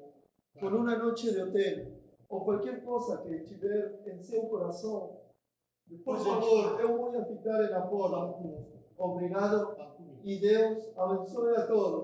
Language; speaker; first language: Portuguese; non-native, fluent; Spanish